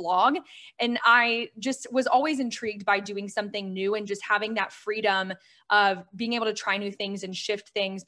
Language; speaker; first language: English; native; English